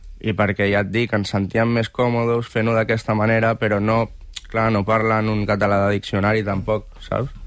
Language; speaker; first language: Catalan; native; Catalan